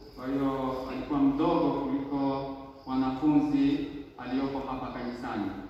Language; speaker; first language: Swahili; non-native, fluent; Polish